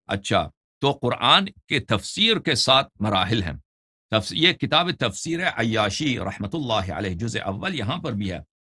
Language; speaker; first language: Urdu; non-native, fluent; Persian